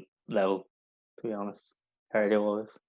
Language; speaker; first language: English; native; English